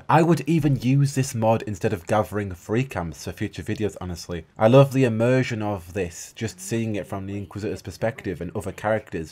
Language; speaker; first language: English; native; English